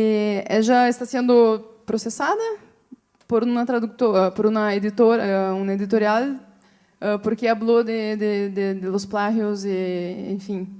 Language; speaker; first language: Spanish; non-native, fluent; Portuguese